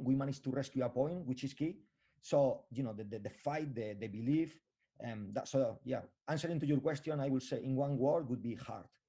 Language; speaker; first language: English; non-native, fluent; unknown